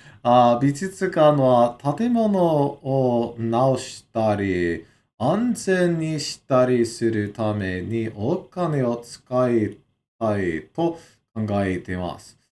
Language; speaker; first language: Japanese; non-native, learner; English